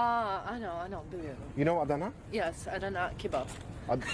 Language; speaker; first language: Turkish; non-native, learner; Russian